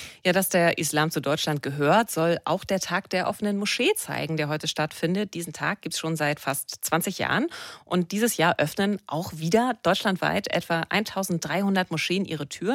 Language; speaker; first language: German; native; German